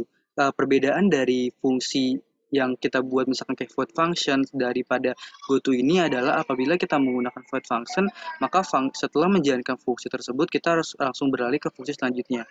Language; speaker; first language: Indonesian; native; Indonesian